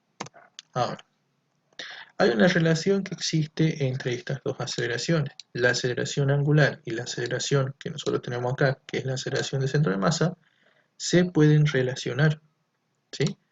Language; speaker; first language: Spanish; native; Spanish